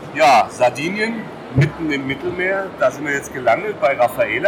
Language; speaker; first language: German; native; German